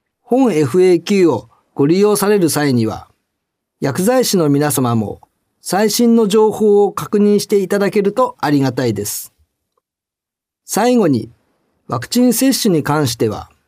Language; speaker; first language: Japanese; native; Japanese